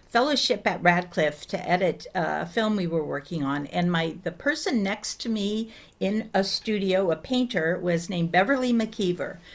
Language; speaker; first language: English; native; English